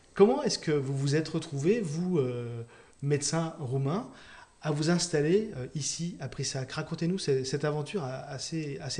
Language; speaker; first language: French; native; French